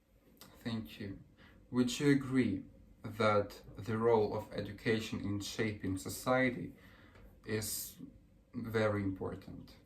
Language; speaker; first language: English; early bilingual, other home language; Russian